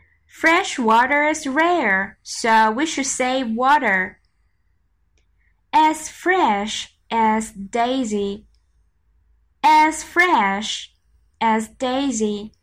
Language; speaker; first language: English; non-native, fluent; Chinese